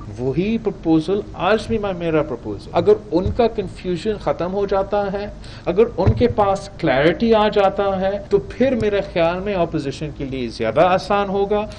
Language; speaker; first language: Urdu; native; Urdu